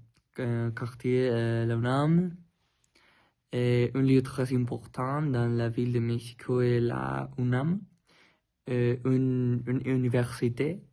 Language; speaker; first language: French; non-native, learner; Spanish